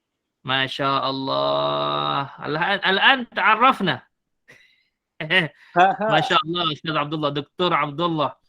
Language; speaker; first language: Arabic; non-native, fluent; Malay